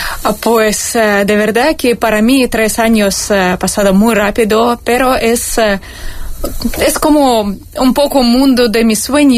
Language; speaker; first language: Spanish; non-native, learner; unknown